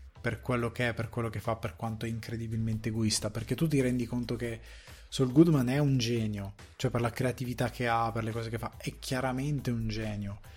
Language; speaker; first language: Italian; native; Italian